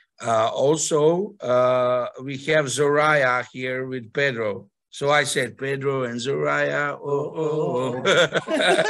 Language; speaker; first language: English; non-native, fluent; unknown